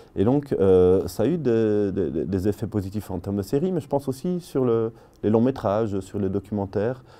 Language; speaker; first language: French; native; French